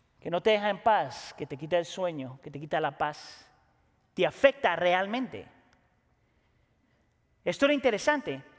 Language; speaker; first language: Spanish; native; Spanish